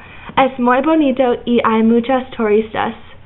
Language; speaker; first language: Spanish; non-native, learner; English